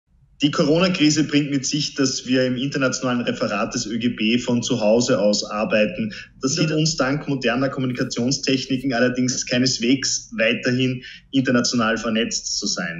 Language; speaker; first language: German; native; German